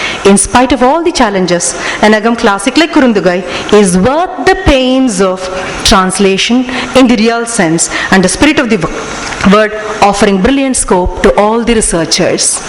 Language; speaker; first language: English; non-native, local second language; Tamil